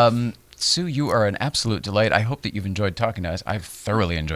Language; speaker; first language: English; native; English